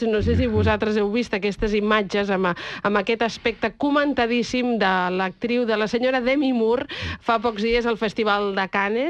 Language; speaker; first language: Catalan; native; Catalan